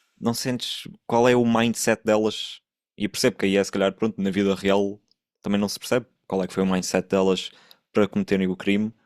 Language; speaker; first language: Portuguese; native; Portuguese